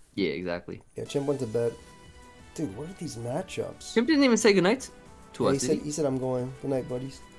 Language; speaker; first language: English; native; English